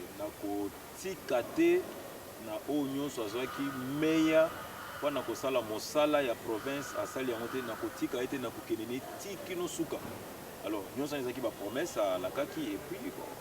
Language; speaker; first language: Lingala; non-native, local second language; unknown